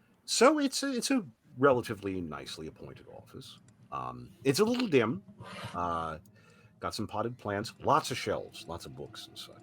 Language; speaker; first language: English; native; English